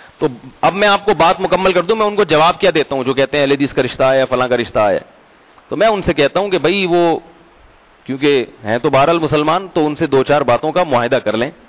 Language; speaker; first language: Urdu; native; Urdu